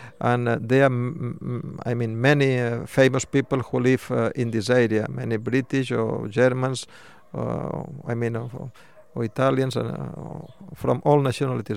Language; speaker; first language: English; non-native, fluent; Spanish